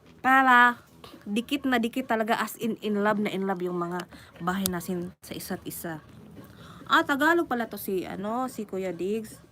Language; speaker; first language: Filipino; non-native, local second language; Cebuano